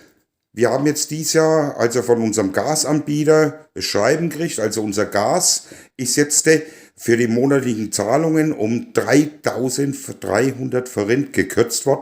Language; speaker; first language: German; native; German